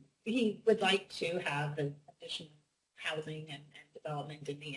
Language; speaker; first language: English; native; English